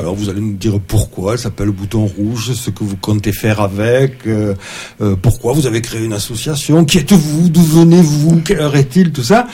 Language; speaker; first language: French; native; French